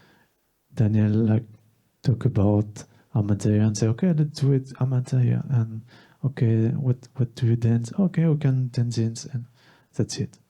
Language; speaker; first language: English; non-native, learner; French